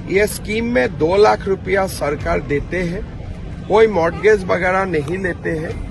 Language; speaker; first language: Hindi; non-native, local second language; Assamese